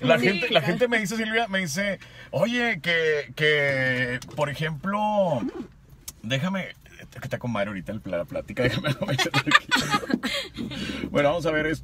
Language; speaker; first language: Spanish; native; Spanish